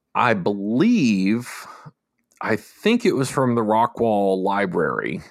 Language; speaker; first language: English; native; English